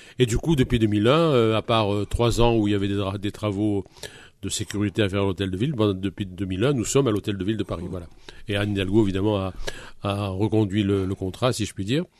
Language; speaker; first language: French; native; French